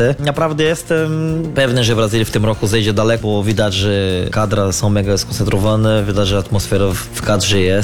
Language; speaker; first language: Polish; non-native, learner; Portuguese